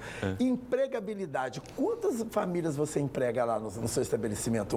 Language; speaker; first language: Portuguese; native; Portuguese